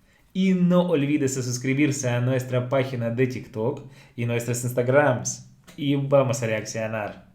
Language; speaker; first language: Spanish; non-native, fluent; Russian